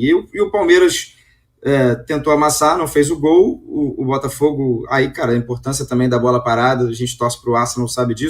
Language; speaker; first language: Portuguese; native; Portuguese